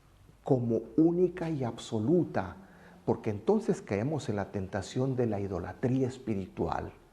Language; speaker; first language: Spanish; native; Spanish